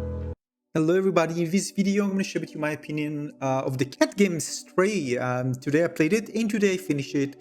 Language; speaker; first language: English; non-native, fluent; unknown